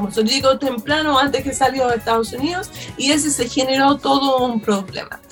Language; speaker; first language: Spanish; non-native, fluent; English